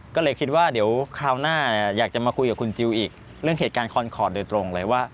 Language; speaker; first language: Thai; native; Thai